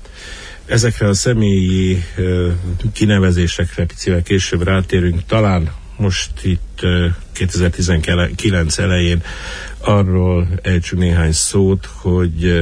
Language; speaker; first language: Hungarian; native; Hungarian